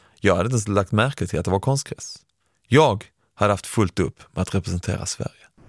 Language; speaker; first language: Swedish; early bilingual, other home language; Persian